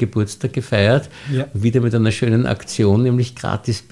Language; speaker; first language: German; native; German